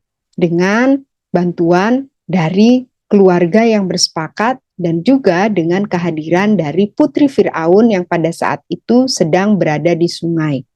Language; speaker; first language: Indonesian; native; Indonesian